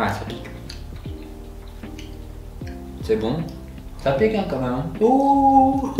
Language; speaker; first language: French; native; French